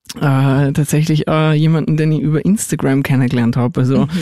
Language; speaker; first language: German; native; German